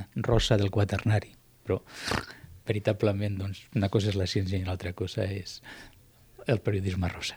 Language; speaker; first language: Catalan; non-native, local second language; Spanish